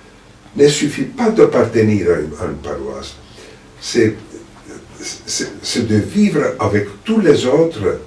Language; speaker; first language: French; non-native, fluent; Greek